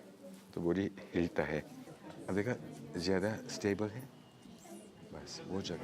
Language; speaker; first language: Hindi; non-native, learner; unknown